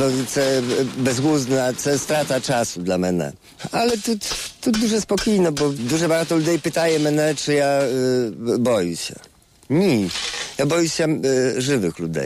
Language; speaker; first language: Ukrainian; non-native, fluent; Polish